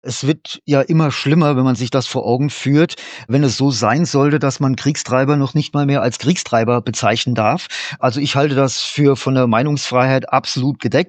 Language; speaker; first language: German; native; German